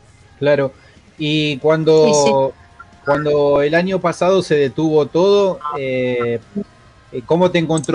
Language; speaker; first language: Spanish; native; Spanish